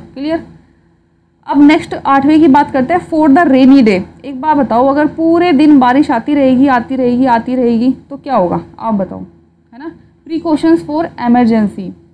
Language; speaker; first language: Hindi; native; Hindi